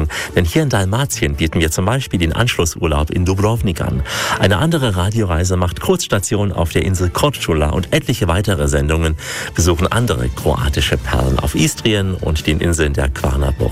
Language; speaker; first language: German; native; German